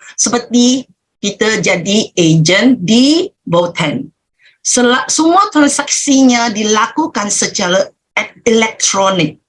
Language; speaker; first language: Malay; non-native, local second language; Chinese